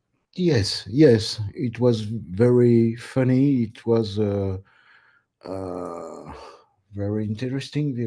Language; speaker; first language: English; non-native, learner; French